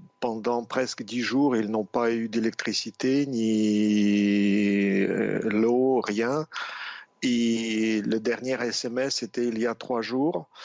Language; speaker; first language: French; non-native, fluent; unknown